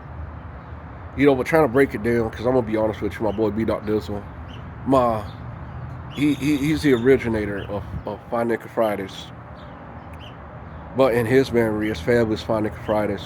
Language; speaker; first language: English; native; English